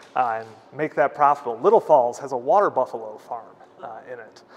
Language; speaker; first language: English; native; English